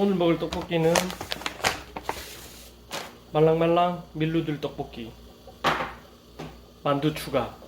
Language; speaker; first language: Korean; native; Korean